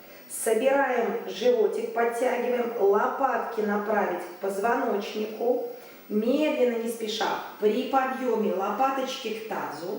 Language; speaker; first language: Russian; native; Russian